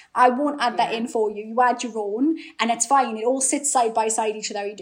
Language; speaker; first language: English; native; English